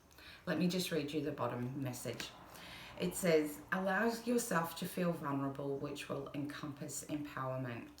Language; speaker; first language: English; native; English